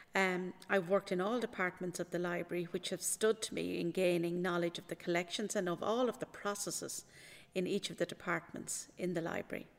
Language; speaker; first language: English; native; English